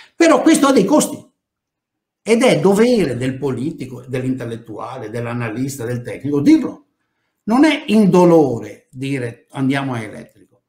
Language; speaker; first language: Italian; native; Italian